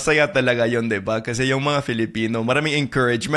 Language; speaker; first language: Filipino; non-native, fluent; English